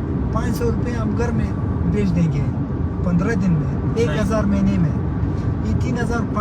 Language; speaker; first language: Hindi; non-native, learner; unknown